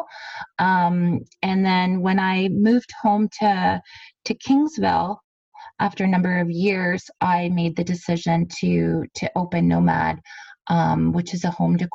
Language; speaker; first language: English; native; English